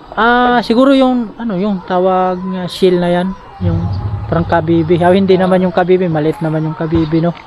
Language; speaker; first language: Filipino; non-native, local second language; Waray